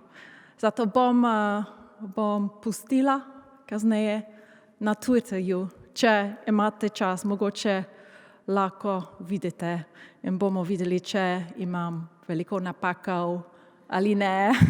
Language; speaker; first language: Slovenian; non-native, learner; English